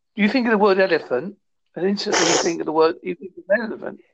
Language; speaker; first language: English; native; English